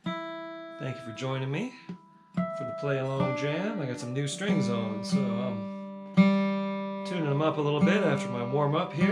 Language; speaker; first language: English; native; English